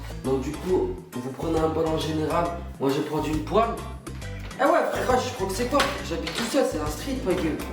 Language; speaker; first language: French; native; French